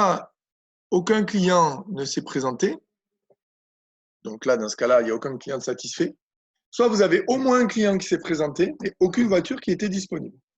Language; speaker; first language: French; native; French